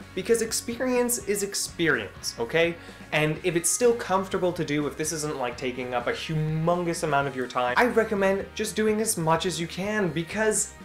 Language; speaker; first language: English; native; English